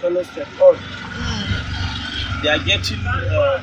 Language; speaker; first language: English; non-native, local second language; Hausa